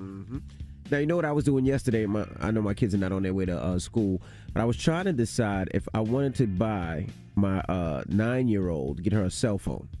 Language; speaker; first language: English; native; English